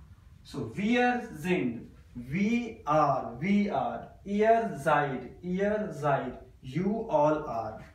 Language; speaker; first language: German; non-native, learner; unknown